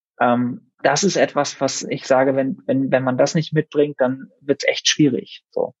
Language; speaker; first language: German; native; German